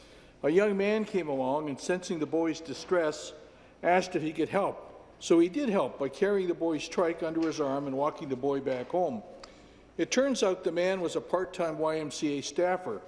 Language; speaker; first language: English; native; English